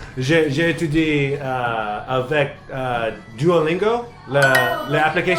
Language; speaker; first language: French; non-native, learner; English